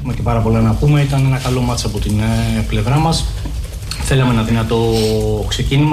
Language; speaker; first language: Greek; non-native, fluent; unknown